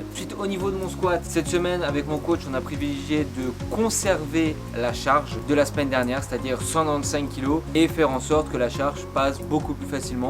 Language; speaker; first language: French; native; French